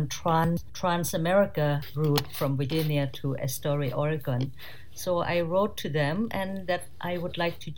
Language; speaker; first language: English; non-native, fluent; Thai